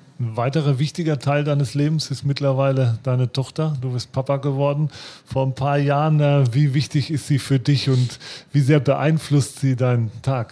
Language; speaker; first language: German; native; German